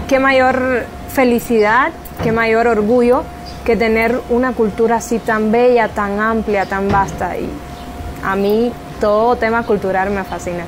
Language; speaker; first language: Spanish; native; Spanish